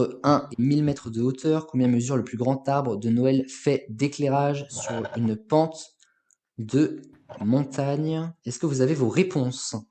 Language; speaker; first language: French; native; French